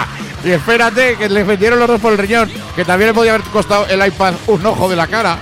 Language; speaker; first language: Spanish; native; Spanish